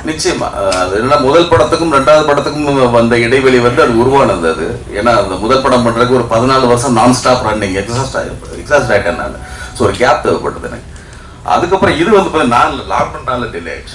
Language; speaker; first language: Tamil; native; Tamil